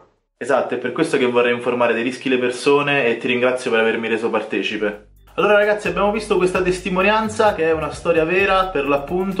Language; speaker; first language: Italian; native; Italian